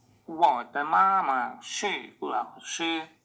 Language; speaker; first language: Chinese; non-native, learner; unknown